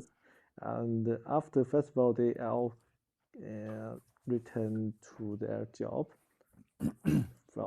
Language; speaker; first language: English; non-native, learner; Chinese